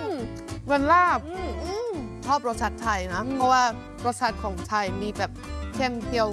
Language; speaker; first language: Thai; non-native, fluent; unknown